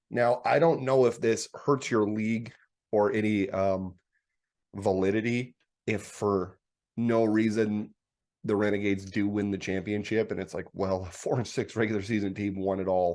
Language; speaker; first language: English; native; English